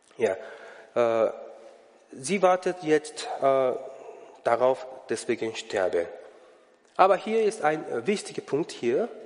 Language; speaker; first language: German; non-native, learner; Korean